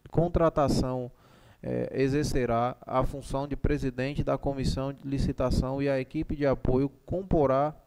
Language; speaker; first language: Portuguese; native; Portuguese